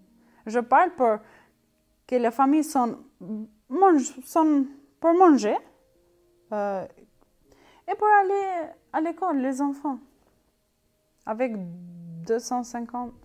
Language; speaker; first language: French; non-native, learner; Albanian